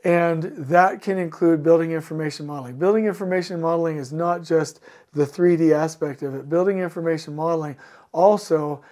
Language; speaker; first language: English; native; English